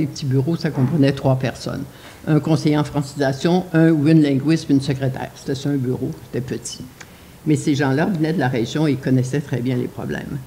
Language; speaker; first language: French; native; French